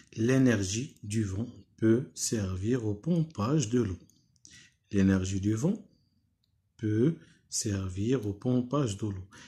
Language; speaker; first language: French; non-native, local second language; Arabic